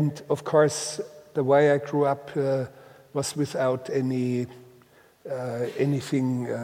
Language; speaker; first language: English; non-native, fluent; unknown